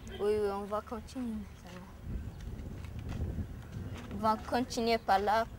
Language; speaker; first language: French; non-native, learner; Arabic